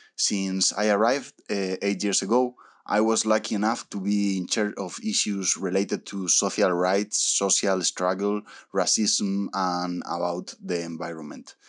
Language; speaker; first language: English; early bilingual, other home language; Spanish